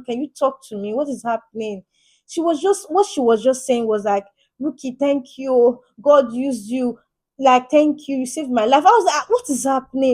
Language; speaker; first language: English; native; English